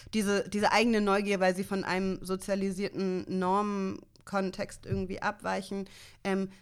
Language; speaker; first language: German; native; German